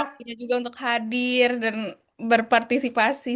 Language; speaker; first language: Indonesian; native; Indonesian